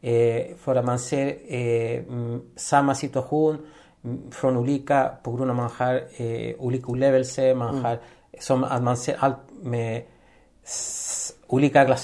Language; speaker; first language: Swedish; non-native, fluent; Spanish